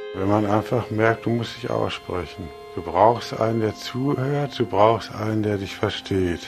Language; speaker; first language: German; native; German